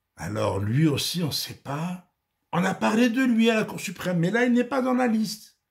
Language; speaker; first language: French; non-native, local second language; Arabic